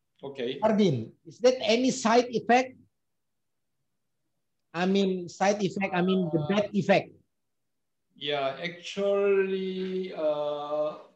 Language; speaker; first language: English; non-native, learner; Korean